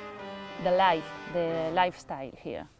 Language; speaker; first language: English; non-native, learner; Lithuanian